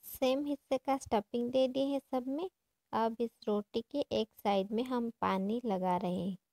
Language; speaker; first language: Hindi; non-native, local second language; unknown